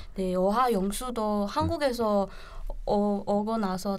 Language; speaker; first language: Korean; non-native, learner; Chinese